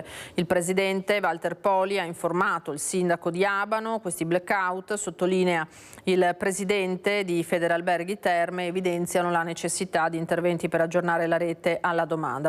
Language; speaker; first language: Italian; native; Italian